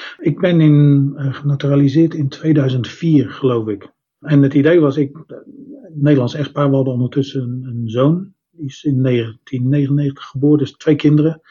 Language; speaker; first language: Dutch; native; Dutch